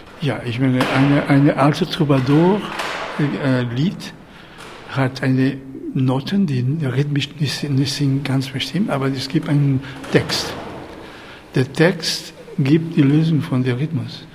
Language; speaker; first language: German; non-native, fluent; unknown